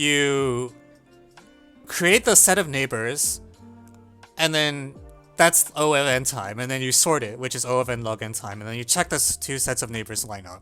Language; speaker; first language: English; native; English